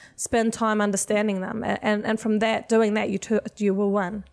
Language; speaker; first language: English; non-native, fluent; Swedish